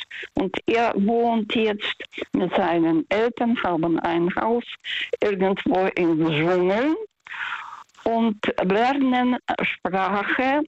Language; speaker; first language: German; non-native, fluent; Russian